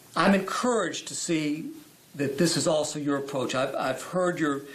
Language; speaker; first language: English; native; English